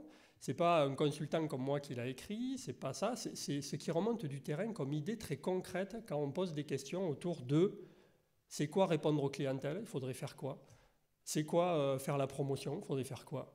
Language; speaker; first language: French; native; French